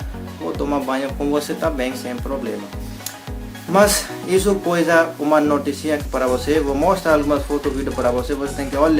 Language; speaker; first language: Portuguese; non-native, learner; Hindi